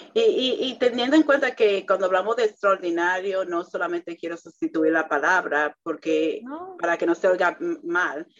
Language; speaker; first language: Spanish; native; Spanish